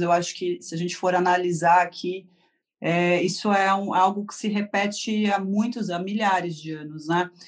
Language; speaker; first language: Portuguese; native; Portuguese